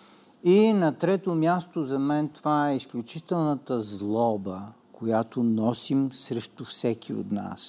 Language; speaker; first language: Bulgarian; native; Bulgarian